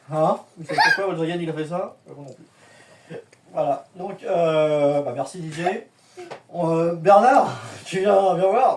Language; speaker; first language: French; native; French